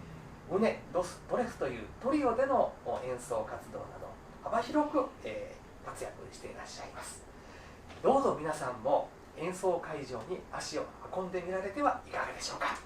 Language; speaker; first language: Japanese; native; Japanese